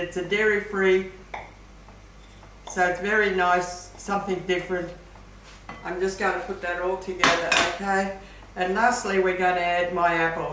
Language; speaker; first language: English; native; English